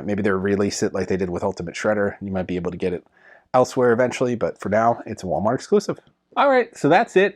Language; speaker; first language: English; native; English